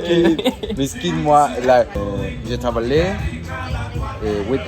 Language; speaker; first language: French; non-native, learner; Spanish